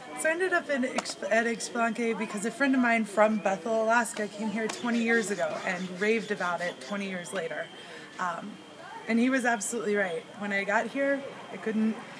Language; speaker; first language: English; native; English